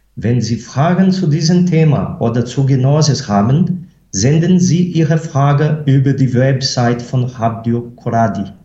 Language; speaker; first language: German; non-native, fluent; Portuguese